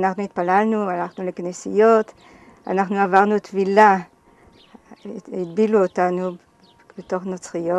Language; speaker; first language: Hebrew; non-native, fluent; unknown